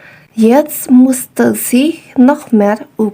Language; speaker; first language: German; non-native, fluent; Indonesian